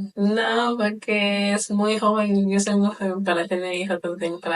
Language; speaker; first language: Spanish; non-native, local second language; Haitian Creole